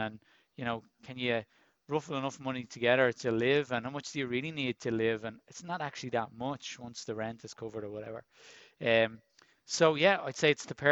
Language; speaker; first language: English; native; English